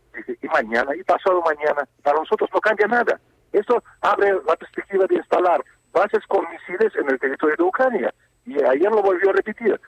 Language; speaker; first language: Spanish; non-native, fluent; Russian